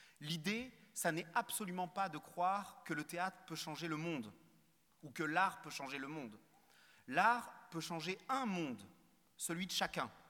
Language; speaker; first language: French; native; French